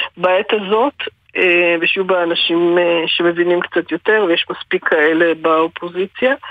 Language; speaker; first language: Hebrew; native; Hebrew